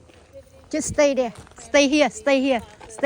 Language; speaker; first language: English; non-native, learner; Vietnamese